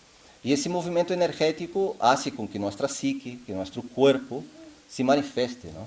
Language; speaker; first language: Spanish; non-native, fluent; Portuguese